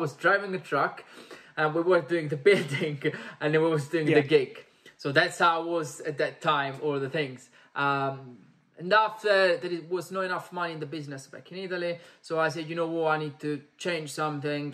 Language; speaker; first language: English; non-native, fluent; Italian